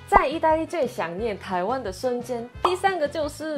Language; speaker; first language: Chinese; non-native, fluent; Korean